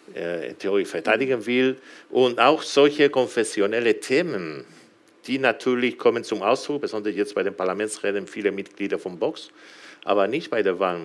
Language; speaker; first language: German; non-native, fluent; Galician